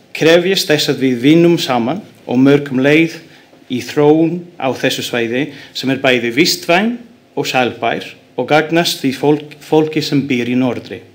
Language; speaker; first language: Icelandic; non-native, learner; English